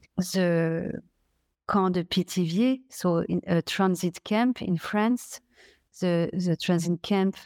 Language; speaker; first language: English; non-native, fluent; French